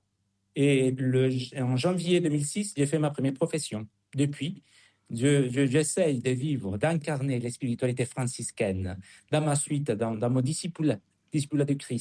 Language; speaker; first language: French; non-native, fluent; Spanish